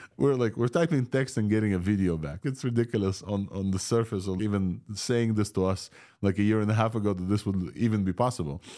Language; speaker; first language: English; non-native, fluent; Russian